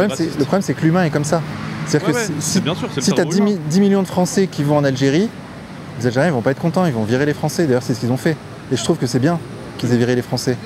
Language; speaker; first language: French; native; French